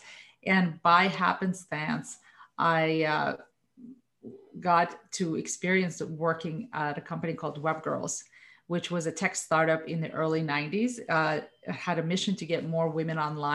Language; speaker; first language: English; non-native, fluent; Russian